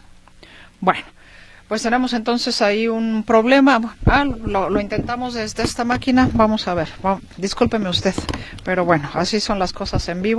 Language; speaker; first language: Spanish; native; Spanish